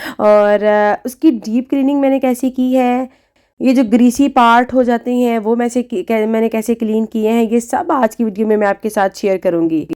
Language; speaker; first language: Urdu; native; Urdu